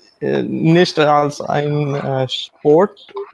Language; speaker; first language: German; non-native, learner; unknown